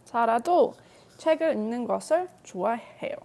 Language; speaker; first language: Korean; non-native, fluent; English